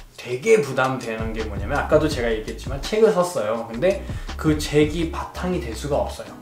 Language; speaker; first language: Korean; non-native, fluent; Nepali